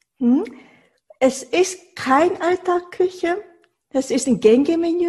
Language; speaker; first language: German; non-native, fluent; Japanese